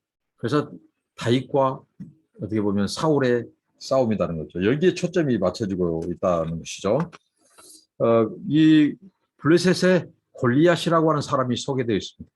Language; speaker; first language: Korean; native; Korean